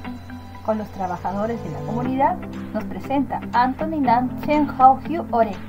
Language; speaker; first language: Spanish; native; Spanish